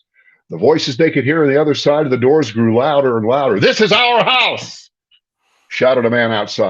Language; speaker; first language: English; native; English